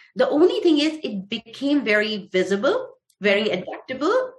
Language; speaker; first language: English; non-native, local second language; Hindi